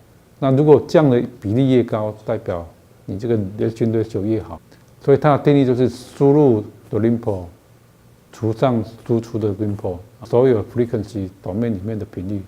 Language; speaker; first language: Chinese; native; Chinese